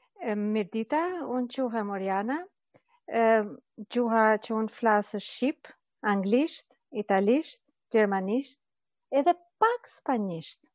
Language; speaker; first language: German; non-native, fluent; Albanian